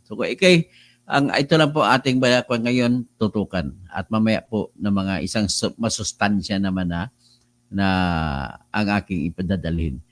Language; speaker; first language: Filipino; non-native, local second language; Cebuano